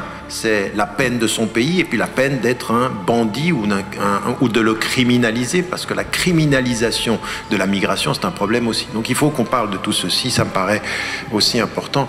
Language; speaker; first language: French; early bilingual, other home language; Arabic